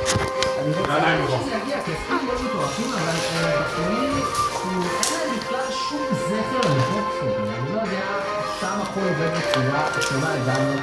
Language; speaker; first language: Hebrew; native; Hebrew